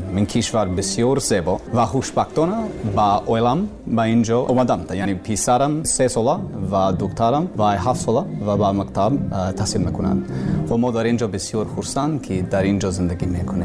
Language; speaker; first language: Persian; non-native, learner; English